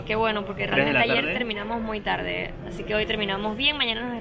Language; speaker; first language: Spanish; native; Spanish